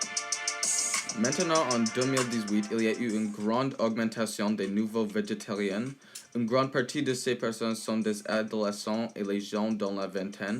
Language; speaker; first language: French; non-native, learner; English